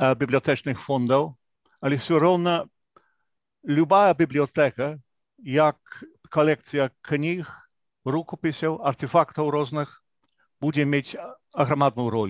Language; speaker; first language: Belarusian; non-native, fluent; English